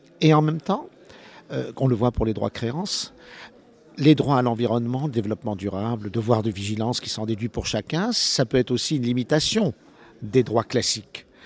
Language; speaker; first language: French; native; French